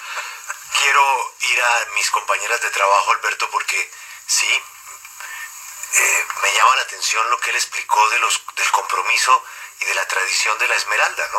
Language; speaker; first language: Spanish; native; Spanish